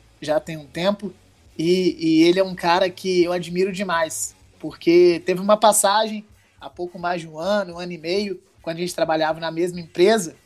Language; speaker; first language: Portuguese; native; Portuguese